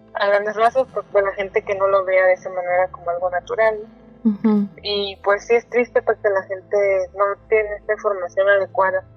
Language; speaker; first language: Spanish; non-native, local second language; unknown